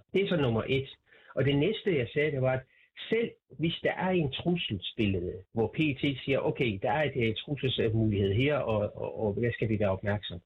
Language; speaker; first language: Danish; non-native, fluent; Persian